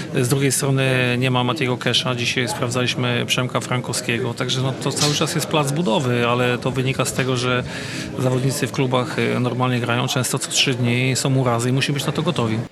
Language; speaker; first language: Polish; native; Polish